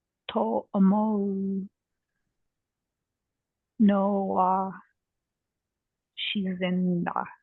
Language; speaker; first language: Japanese; non-native, learner; English